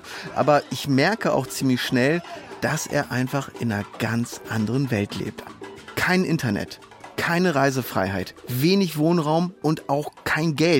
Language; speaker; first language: German; native; German